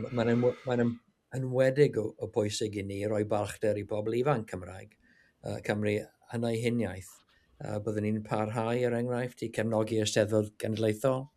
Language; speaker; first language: Welsh; non-native, learner; English